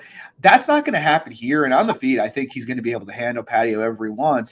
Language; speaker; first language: English; native; English